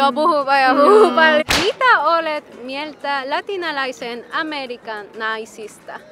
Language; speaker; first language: Finnish; non-native, fluent; Spanish